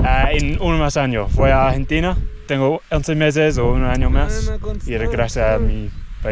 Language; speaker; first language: Spanish; non-native, learner; English